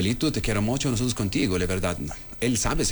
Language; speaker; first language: Spanish; non-native, learner; Arabic